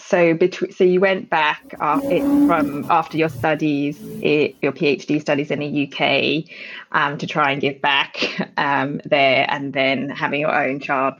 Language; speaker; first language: English; native; English